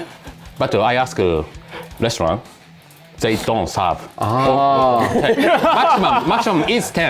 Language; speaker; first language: English; non-native, learner; Japanese